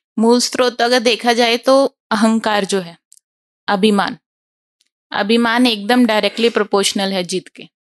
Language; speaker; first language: Hindi; native; Hindi